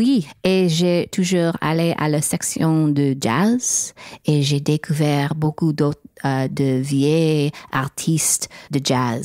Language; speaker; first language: French; non-native, learner; English